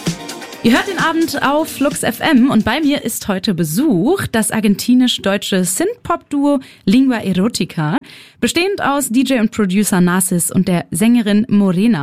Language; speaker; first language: German; native; German